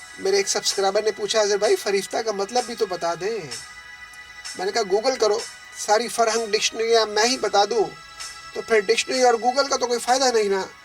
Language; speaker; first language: Urdu; native; Urdu